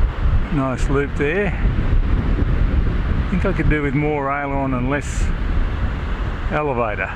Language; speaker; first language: English; native; English